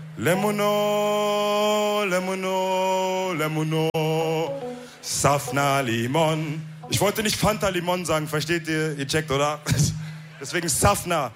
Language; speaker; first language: German; early bilingual, other home language; Wolof